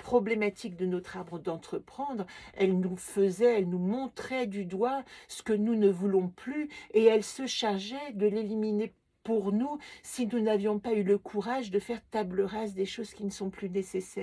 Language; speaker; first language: French; native; French